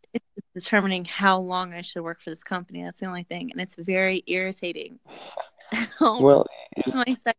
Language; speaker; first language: English; native; English